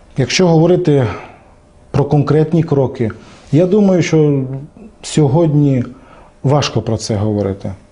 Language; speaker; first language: Ukrainian; non-native, local second language; Romany